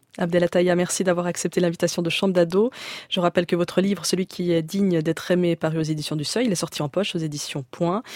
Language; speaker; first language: French; native; French